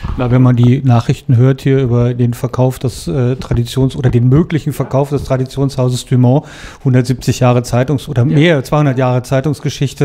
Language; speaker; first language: German; native; German